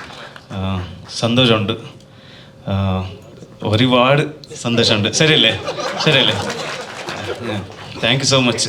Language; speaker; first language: Malayalam; non-native, local second language; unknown